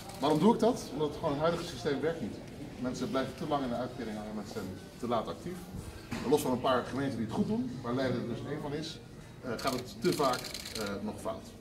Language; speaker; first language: Dutch; native; Dutch